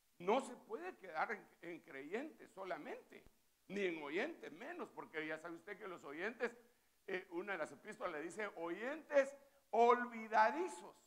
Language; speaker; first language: Spanish; native; Spanish